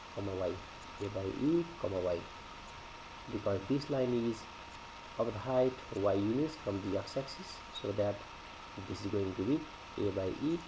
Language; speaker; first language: English; non-native, local second language; Nepali